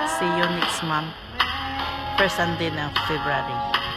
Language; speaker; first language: English; non-native, learner; Filipino